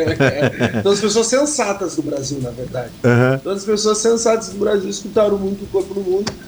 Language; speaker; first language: Portuguese; native; Portuguese